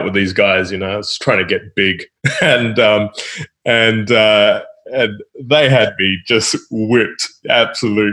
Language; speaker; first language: English; native; English